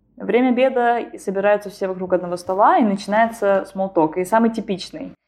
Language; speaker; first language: Russian; native; Russian